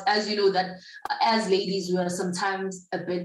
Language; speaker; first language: English; non-native, local second language; Zulu